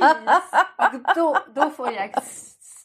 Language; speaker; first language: Swedish; non-native, fluent; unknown